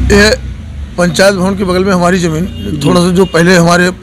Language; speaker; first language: Hindi; native; Hindi